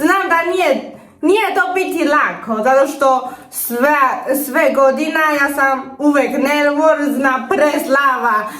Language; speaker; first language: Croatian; non-native, learner; Chinese